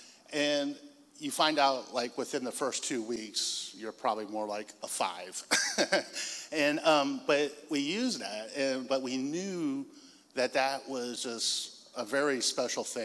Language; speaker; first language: English; native; English